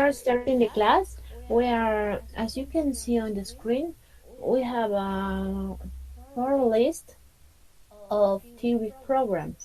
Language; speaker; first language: English; non-native, fluent; Spanish